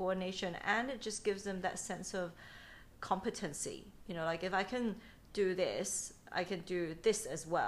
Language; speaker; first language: English; non-native, local second language; Cantonese